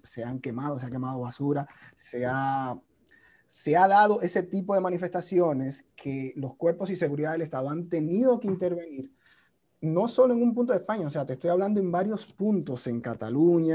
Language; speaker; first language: Spanish; native; Spanish